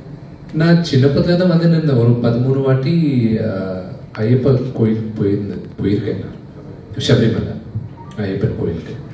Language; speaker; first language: Tamil; non-native, local second language; Telugu